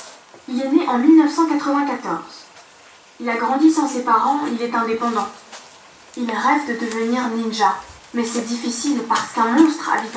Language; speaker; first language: French; non-native, learner; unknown